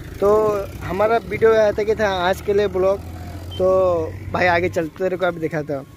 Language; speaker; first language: Hindi; non-native, local second language; Bangla